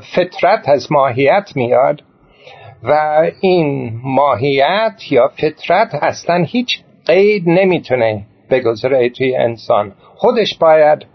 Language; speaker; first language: Persian; non-native, fluent; English